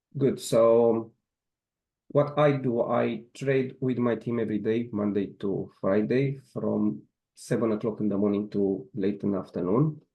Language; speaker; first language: English; non-native, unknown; Romanian